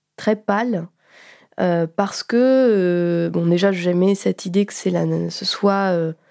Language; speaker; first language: French; native; French